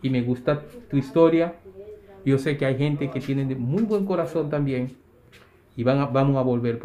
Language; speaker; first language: Spanish; native; Spanish